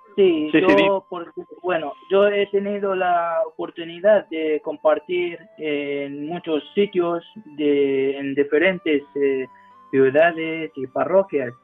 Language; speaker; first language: Spanish; non-native, fluent; Arabic